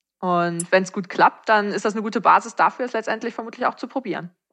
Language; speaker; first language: German; native; German